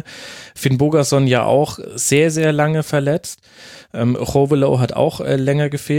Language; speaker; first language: German; native; German